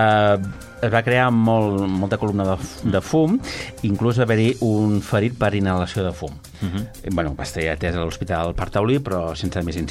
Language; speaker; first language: Catalan; native; Catalan